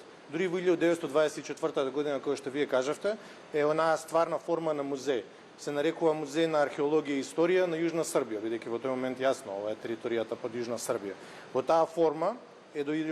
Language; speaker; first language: Macedonian; native; Macedonian